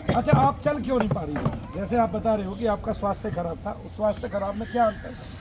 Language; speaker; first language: Hindi; native; Hindi